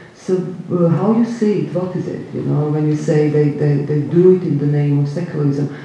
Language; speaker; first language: English; non-native, fluent; Croatian